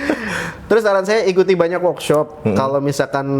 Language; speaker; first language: Indonesian; native; Indonesian